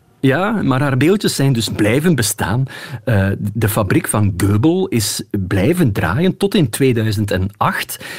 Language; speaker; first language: Dutch; native; Dutch